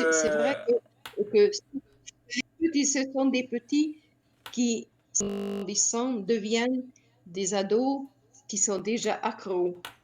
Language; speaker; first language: French; non-native, fluent; Hungarian